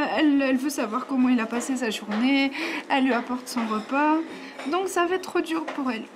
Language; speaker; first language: French; early bilingual, other home language; Arabic